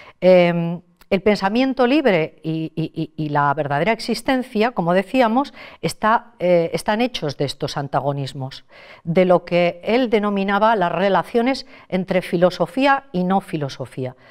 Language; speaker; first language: Spanish; native; Spanish